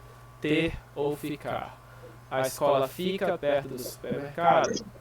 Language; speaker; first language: Portuguese; non-native, fluent; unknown